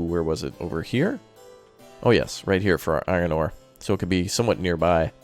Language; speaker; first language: English; native; English